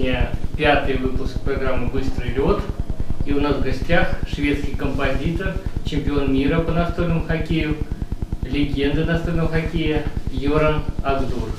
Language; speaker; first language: Russian; native; Russian